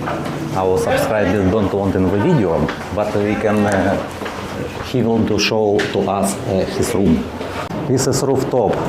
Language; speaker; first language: English; non-native, learner; Russian